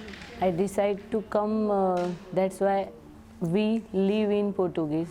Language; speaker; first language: English; non-native, learner; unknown